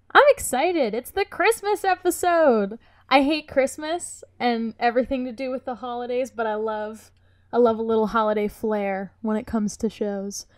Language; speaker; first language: English; native; English